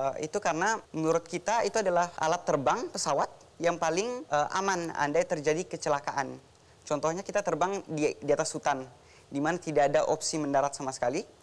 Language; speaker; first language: Indonesian; native; Indonesian